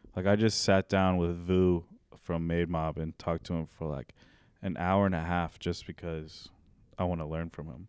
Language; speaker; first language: English; native; English